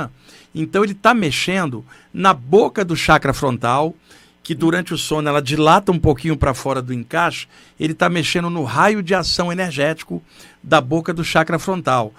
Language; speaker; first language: Portuguese; native; Portuguese